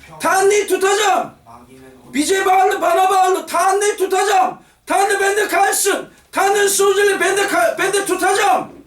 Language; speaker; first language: Turkish; non-native, fluent; Korean